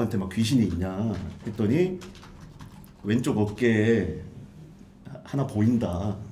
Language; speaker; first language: Korean; native; Korean